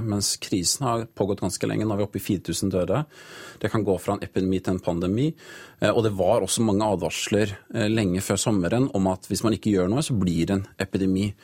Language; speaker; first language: Norwegian; native; Norwegian